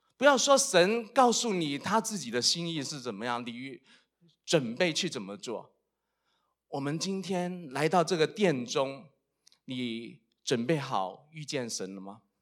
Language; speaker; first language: Chinese; non-native, local second language; Cantonese